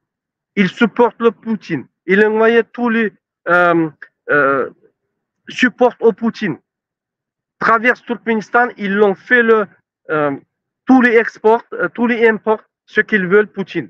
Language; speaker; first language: French; non-native, learner; Turkmen